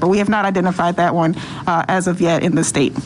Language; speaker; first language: English; native; English